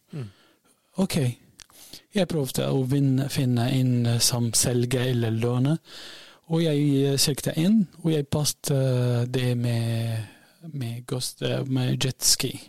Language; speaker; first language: Norwegian; non-native, learner; Arabic